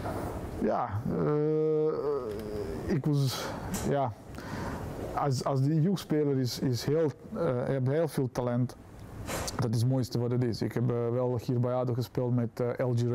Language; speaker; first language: Dutch; non-native, fluent; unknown